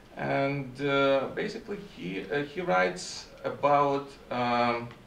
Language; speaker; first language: English; non-native, fluent; Russian